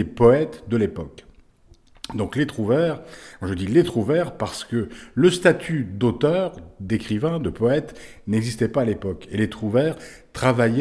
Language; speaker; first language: French; native; French